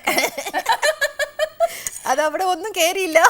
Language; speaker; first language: Malayalam; non-native, fluent; Telugu